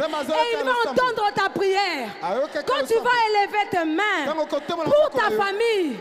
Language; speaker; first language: French; non-native, local second language; Lingala